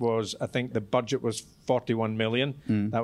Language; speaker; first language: English; native; English